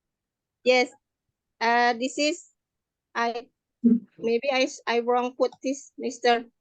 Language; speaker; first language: English; non-native, learner; Indonesian